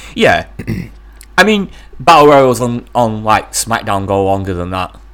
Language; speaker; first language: English; native; English